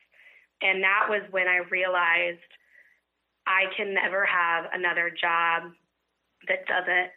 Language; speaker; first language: English; native; English